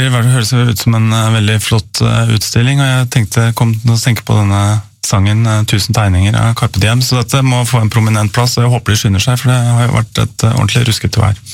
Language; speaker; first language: Norwegian; native; Norwegian